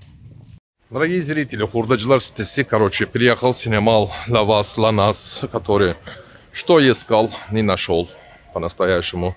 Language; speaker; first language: Russian; non-native, learner; Turkish